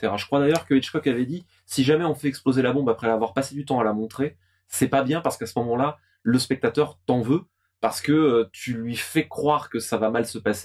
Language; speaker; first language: French; native; French